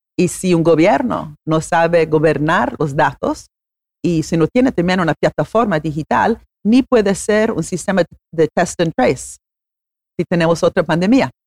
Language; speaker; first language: Spanish; non-native, fluent; Italian